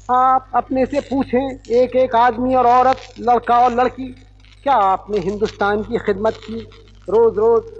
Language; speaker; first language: Hindi; native; Hindi